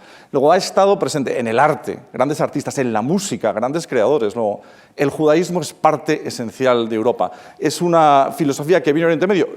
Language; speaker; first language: Spanish; native; Spanish